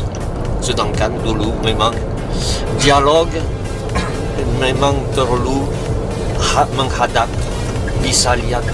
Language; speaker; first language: Indonesian; non-native, fluent; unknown